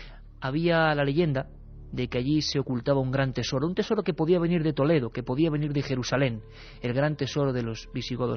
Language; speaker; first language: Spanish; native; Spanish